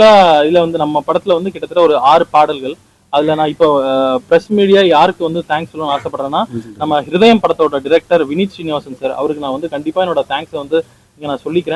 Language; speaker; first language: Tamil; native; Tamil